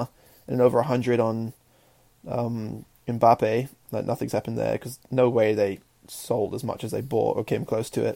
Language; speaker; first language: English; native; English